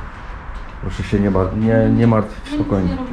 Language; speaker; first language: Polish; native; Polish